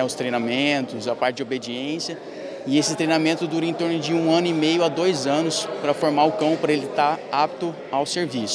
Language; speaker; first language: Portuguese; native; Portuguese